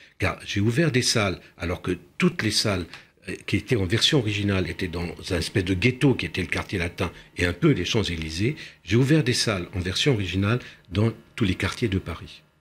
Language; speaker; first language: French; early bilingual, other home language; Romanian